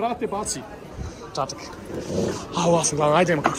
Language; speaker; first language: Croatian; native; Croatian